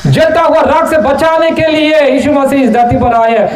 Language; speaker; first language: Hindi; non-native, local second language; Telugu